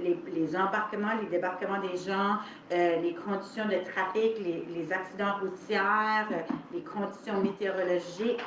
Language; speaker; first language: French; native; French